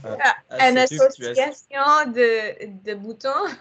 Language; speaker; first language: French; non-native, learner; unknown